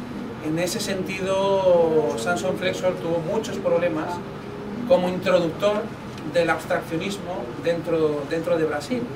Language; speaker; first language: Spanish; native; Spanish